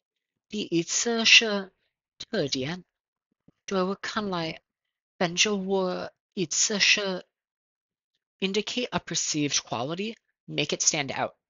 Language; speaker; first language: Chinese; non-native, learner; English